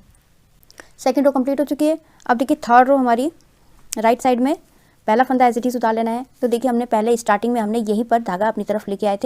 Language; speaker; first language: Hindi; non-native, local second language; Punjabi